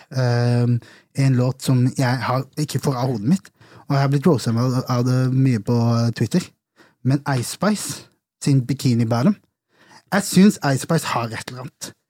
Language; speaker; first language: Norwegian; early bilingual, other home language; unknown